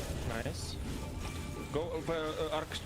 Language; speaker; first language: English; non-native, learner; Russian